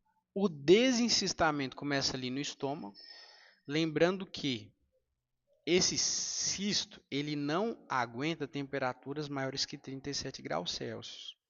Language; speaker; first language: Portuguese; native; Portuguese